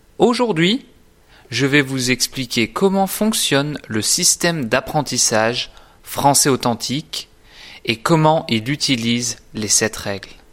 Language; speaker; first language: French; native; French